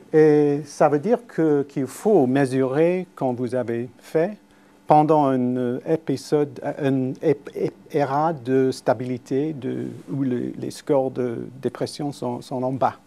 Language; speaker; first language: French; non-native, fluent; English